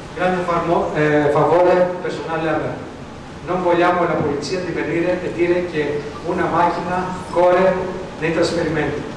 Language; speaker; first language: Italian; non-native, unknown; Greek